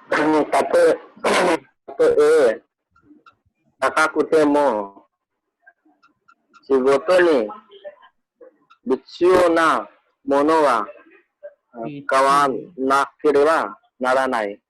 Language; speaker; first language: Japanese; non-native, learner; Hindi